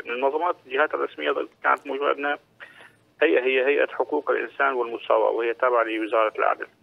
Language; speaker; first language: Arabic; native; Arabic